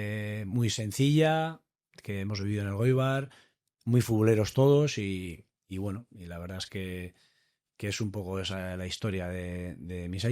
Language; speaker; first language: Spanish; native; Spanish